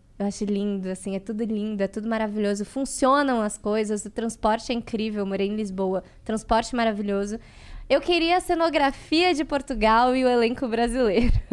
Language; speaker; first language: Portuguese; native; Portuguese